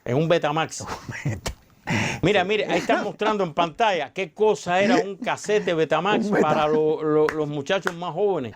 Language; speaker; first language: Spanish; native; Spanish